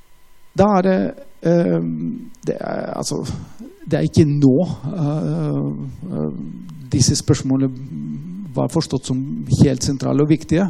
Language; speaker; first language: Norwegian; non-native, fluent; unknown